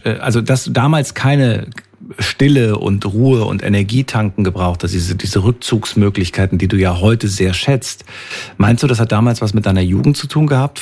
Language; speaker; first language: German; native; German